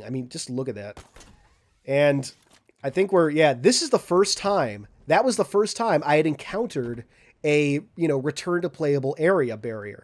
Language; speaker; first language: English; native; English